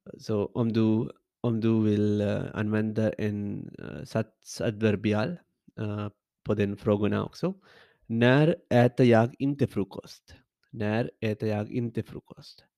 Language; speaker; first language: Swedish; non-native, learner; English